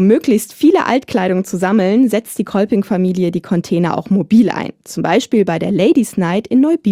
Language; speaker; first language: German; native; German